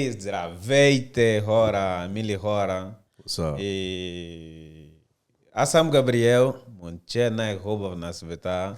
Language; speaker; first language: Bulgarian; non-native, learner; Portuguese